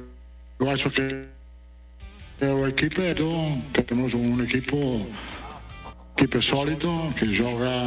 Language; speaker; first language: Portuguese; non-native, fluent; Italian